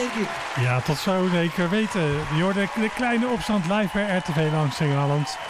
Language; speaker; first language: Dutch; native; Dutch